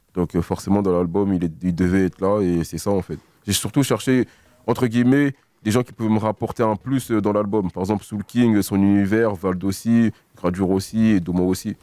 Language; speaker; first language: French; early bilingual, other home language; Lingala